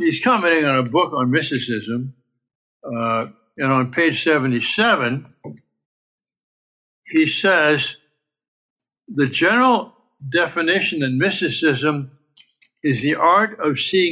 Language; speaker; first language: English; native; English